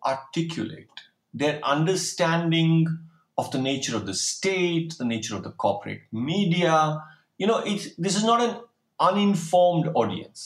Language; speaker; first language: English; non-native, local second language; Hindi